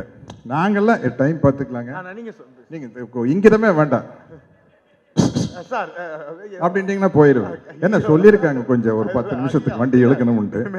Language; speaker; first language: Tamil; native; Tamil